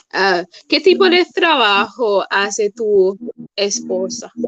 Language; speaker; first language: Spanish; non-native, fluent; English